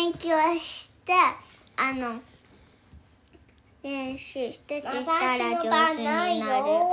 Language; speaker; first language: Japanese; early bilingual, heritage; Japanese